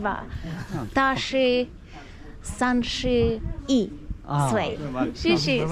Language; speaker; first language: Chinese; non-native, learner; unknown